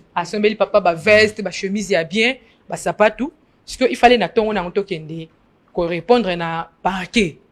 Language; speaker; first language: Lingala; non-native, local second language; Luba-Lulua